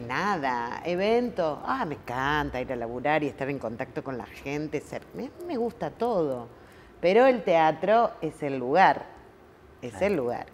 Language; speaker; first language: Spanish; native; Spanish